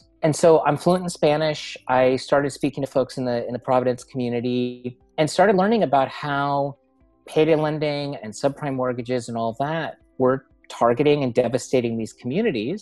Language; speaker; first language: English; native; English